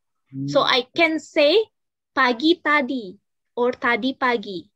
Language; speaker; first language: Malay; non-native, fluent; Indonesian